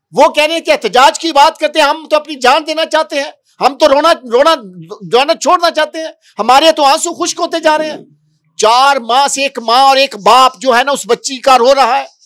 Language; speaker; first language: Urdu; non-native, local second language; Punjabi